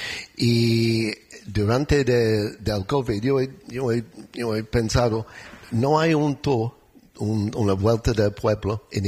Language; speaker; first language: Spanish; non-native, learner; English